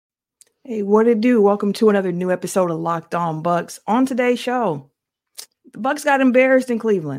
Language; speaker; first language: English; native; English